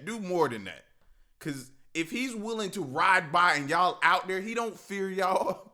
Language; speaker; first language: English; native; English